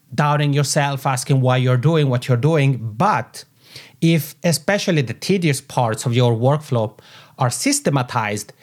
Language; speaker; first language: English; non-native, fluent; Italian